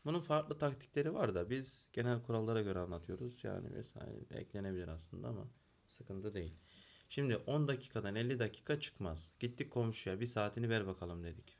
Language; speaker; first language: Turkish; native; Turkish